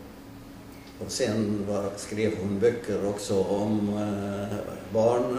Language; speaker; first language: Swedish; non-native, fluent; Arabic